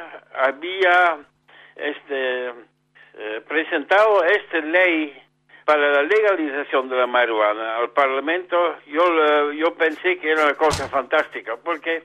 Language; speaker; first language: Spanish; non-native, fluent; Dutch